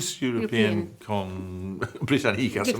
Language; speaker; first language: French; non-native, learner; English